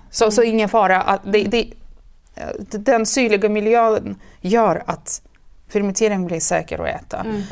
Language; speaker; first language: Swedish; non-native, fluent; Russian